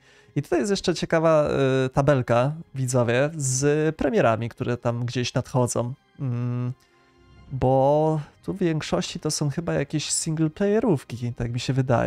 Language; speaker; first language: Polish; native; Polish